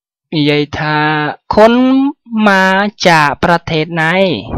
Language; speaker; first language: Thai; non-native, fluent; Khmer